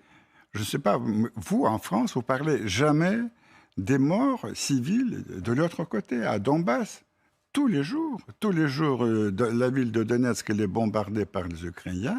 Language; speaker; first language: French; non-native, fluent; Russian